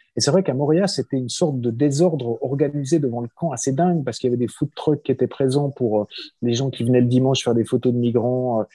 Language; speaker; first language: French; native; French